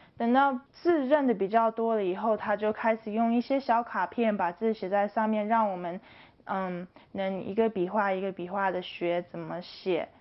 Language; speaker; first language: Chinese; early bilingual, heritage; English